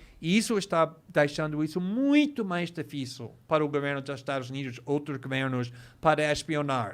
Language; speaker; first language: Portuguese; non-native, fluent; English